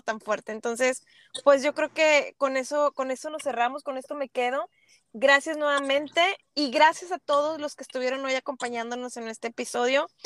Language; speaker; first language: Spanish; native; Spanish